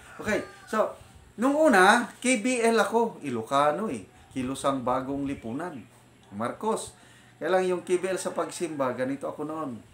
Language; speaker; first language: Filipino; non-native, local second language; Iloko